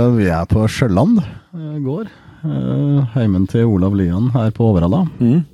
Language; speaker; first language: Norwegian; early bilingual, heritage; Norwegian